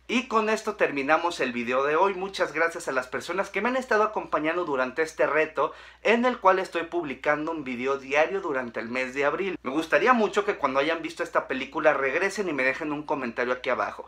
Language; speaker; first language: Spanish; native; Spanish